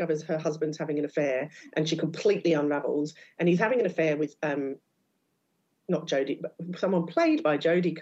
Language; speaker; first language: English; native; English